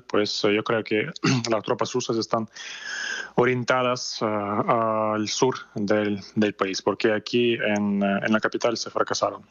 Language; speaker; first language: Spanish; non-native, fluent; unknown